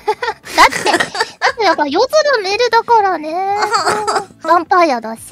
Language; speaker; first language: Japanese; native; Japanese